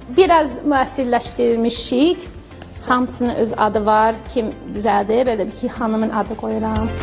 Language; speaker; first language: Azerbaijani; non-native, fluent; English